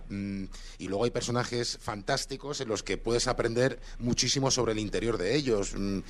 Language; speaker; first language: Spanish; native; Spanish